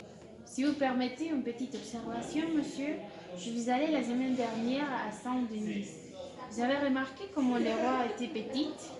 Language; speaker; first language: French; non-native, learner; Spanish